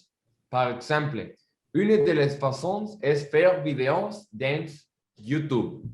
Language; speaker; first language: French; non-native, learner; Spanish